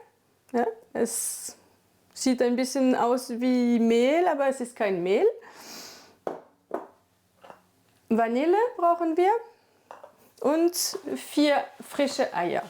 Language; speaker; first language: German; non-native, fluent; French